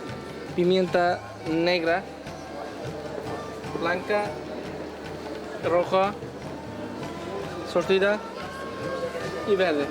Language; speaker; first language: Spanish; non-native, learner; Turkish